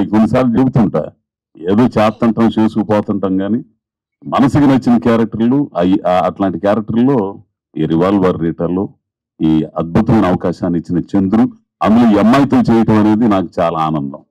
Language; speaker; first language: Telugu; native; Telugu